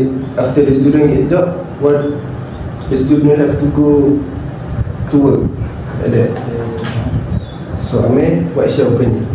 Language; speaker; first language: English; non-native, learner; Malay